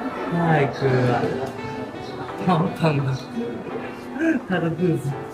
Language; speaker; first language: Chinese; non-native, learner; Japanese